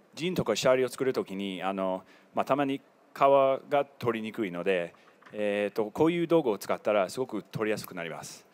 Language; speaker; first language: Japanese; non-native, fluent; English